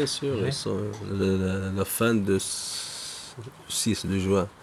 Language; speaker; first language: French; non-native, local second language; Arabic